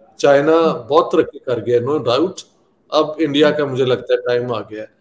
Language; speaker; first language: Urdu; non-native, local second language; Punjabi